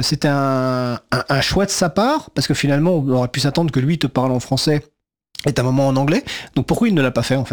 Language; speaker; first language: French; native; French